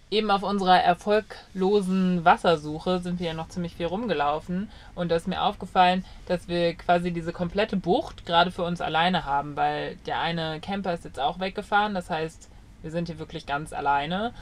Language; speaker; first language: German; native; German